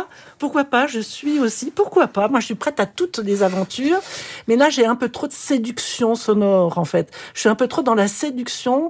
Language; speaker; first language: French; native; French